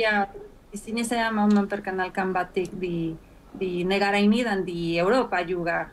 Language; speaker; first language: Indonesian; non-native, fluent; Spanish